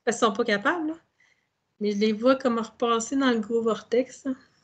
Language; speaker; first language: French; native; French